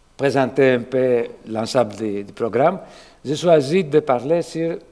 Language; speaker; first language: French; non-native, fluent; Greek